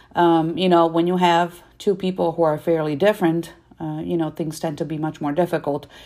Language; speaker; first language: English; non-native, fluent; Russian